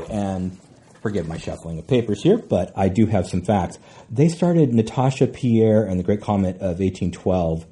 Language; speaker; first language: English; native; English